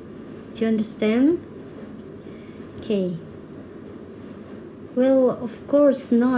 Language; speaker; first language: English; non-native, learner; Indonesian